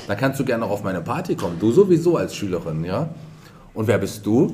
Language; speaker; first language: German; native; German